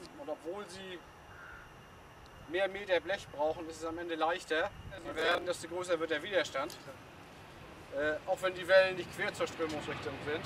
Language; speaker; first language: German; native; German